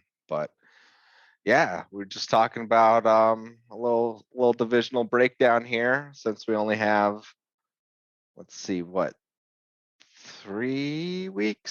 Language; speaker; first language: English; native; English